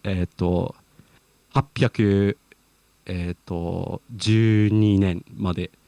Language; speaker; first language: Japanese; non-native, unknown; English